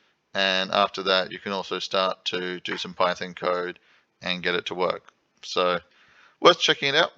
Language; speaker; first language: English; native; English